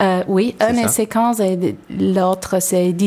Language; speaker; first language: French; non-native, learner; English